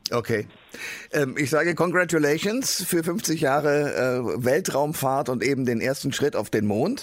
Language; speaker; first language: German; native; German